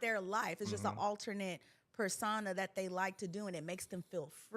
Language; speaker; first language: English; native; English